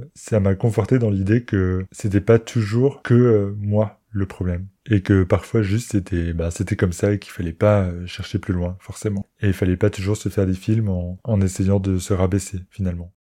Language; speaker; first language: French; native; French